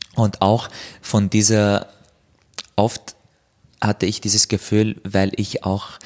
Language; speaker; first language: German; non-native, fluent; Arabic